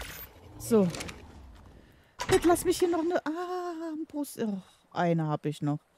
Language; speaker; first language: German; native; German